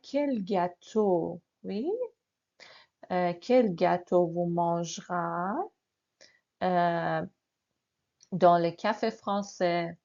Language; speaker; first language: French; non-native, fluent; Persian